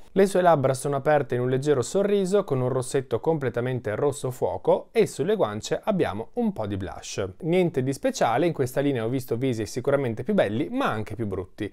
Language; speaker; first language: Italian; native; Italian